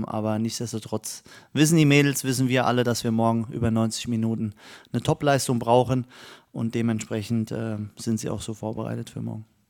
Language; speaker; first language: German; native; German